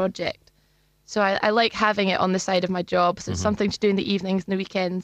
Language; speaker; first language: English; native; English